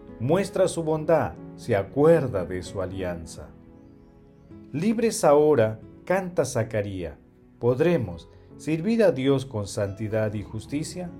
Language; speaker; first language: Spanish; native; Spanish